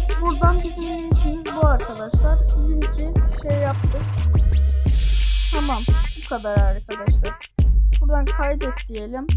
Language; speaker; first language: Turkish; native; Turkish